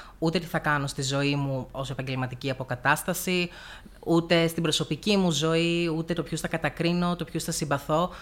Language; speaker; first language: Greek; native; Greek